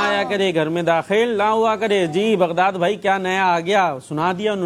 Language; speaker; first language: Urdu; native; Urdu